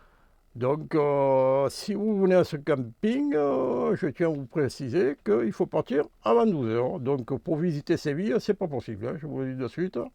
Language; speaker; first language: French; native; French